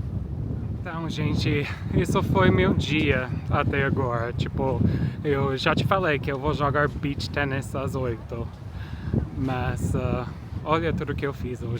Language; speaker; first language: Portuguese; non-native, fluent; English